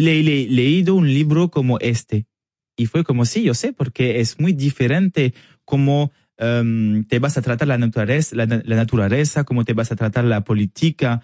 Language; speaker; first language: Spanish; non-native, learner; French